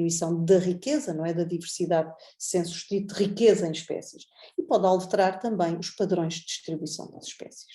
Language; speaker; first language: Portuguese; native; Portuguese